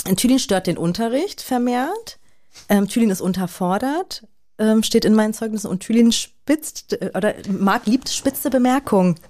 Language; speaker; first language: German; native; German